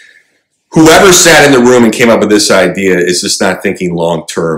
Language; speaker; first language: English; native; English